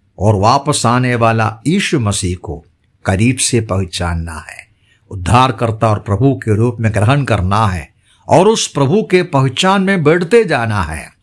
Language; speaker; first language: Hindi; non-native, local second language; Malayalam